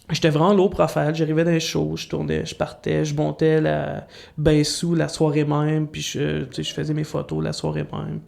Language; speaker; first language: French; native; French